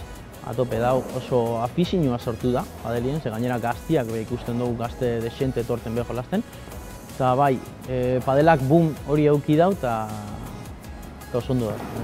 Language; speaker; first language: Basque; native; Basque